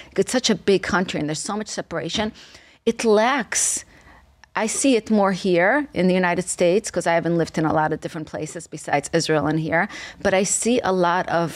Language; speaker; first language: English; non-native, fluent; Hebrew